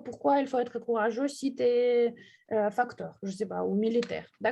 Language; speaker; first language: French; non-native, fluent; Russian